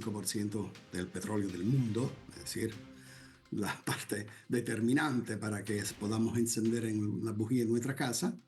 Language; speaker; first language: Spanish; non-native, fluent; Italian